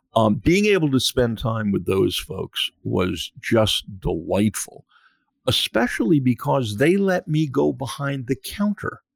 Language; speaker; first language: English; native; English